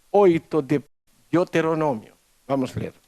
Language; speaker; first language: Portuguese; non-native, learner; Filipino